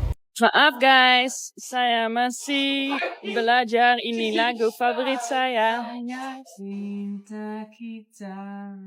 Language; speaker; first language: Indonesian; non-native, learner; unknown